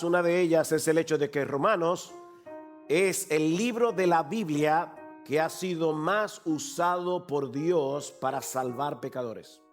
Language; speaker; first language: Spanish; native; Spanish